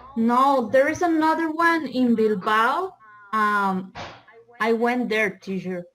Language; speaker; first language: English; non-native, learner; Spanish